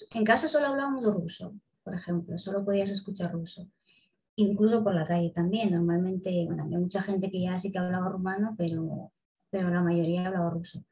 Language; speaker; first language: Spanish; early bilingual, other home language; Russian